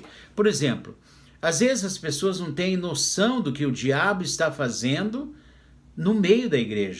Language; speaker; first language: Portuguese; native; Portuguese